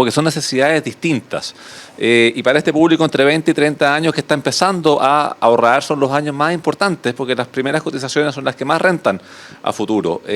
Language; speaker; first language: Spanish; native; Spanish